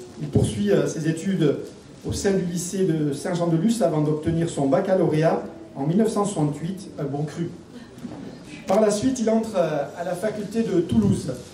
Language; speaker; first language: French; native; French